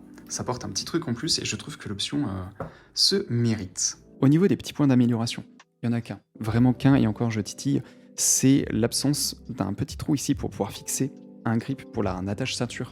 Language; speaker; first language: French; native; French